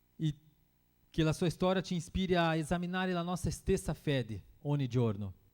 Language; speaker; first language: Italian; non-native, fluent; Portuguese